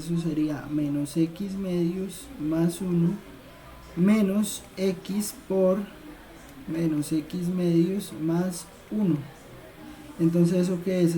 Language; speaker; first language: Spanish; native; Spanish